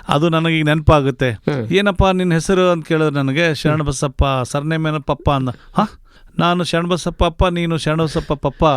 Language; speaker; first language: Kannada; native; Kannada